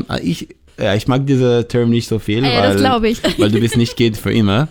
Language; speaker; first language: German; non-native, learner; Hebrew